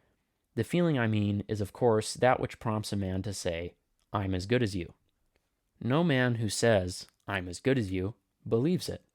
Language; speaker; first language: English; native; English